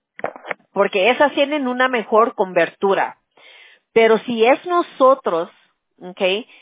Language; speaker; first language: Spanish; early bilingual, other home language; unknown